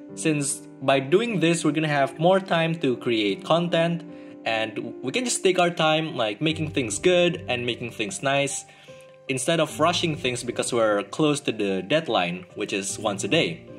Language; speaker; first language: English; non-native, fluent; Indonesian